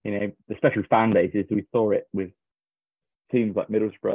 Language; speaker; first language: English; native; English